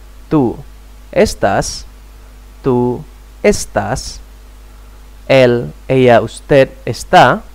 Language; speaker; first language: Spanish; non-native, fluent; Indonesian